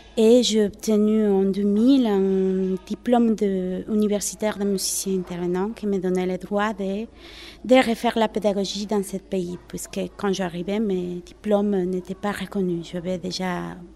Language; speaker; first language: French; non-native, fluent; Spanish